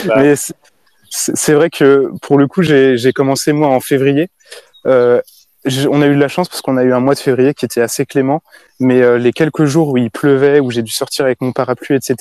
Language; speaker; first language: French; native; French